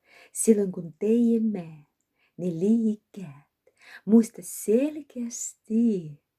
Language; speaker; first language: Finnish; non-native, learner; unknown